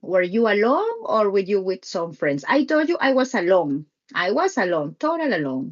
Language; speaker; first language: English; non-native, learner; Spanish